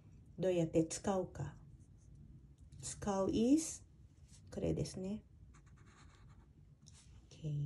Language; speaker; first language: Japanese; non-native, fluent; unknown